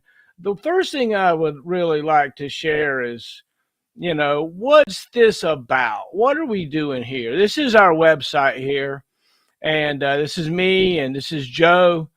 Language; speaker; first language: English; native; English